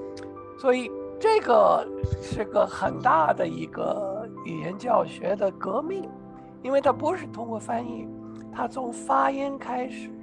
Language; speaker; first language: Chinese; non-native, fluent; English